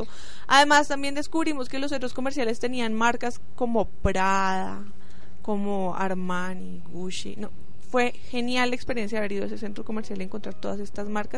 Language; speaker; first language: Spanish; native; Spanish